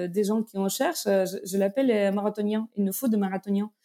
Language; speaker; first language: French; non-native, fluent; Russian